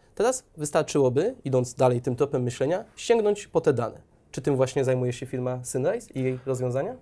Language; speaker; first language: Polish; native; Polish